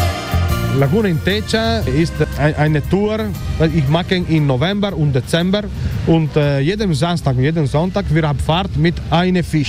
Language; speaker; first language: German; non-native, learner; Italian